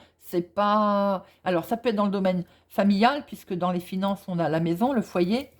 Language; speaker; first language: French; native; French